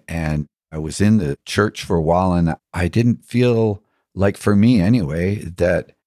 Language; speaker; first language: English; native; English